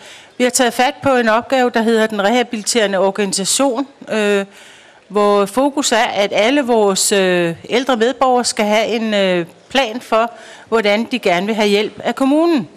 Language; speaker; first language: Danish; native; Danish